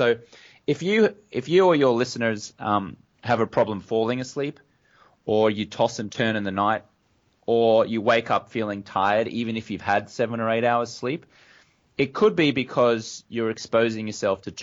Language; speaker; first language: English; native; English